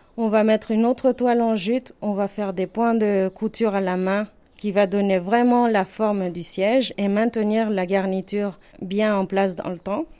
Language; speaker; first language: French; non-native, fluent; Spanish